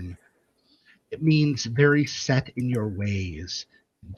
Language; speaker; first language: English; native; English